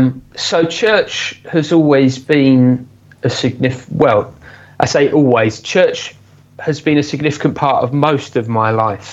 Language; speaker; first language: English; native; English